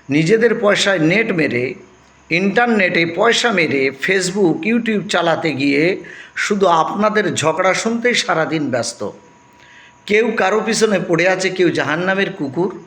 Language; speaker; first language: Bangla; native; Bangla